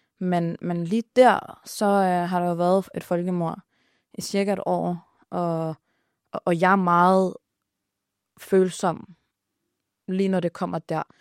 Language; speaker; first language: Danish; early bilingual, other home language; Arabic